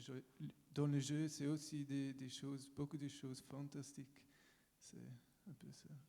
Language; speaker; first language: French; non-native, local second language; German